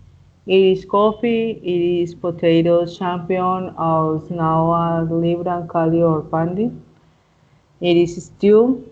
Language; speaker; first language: English; non-native, learner; Spanish